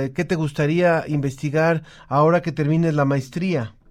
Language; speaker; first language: Spanish; native; Spanish